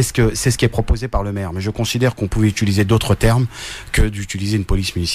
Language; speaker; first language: French; native; French